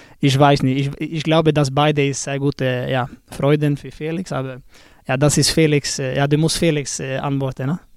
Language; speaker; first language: German; non-native, learner; Swedish